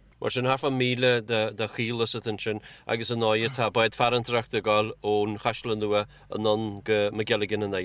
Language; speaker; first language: Irish; native; Irish